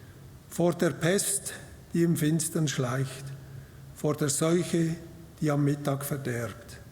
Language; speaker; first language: German; native; German